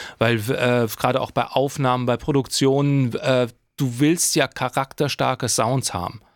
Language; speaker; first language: German; native; German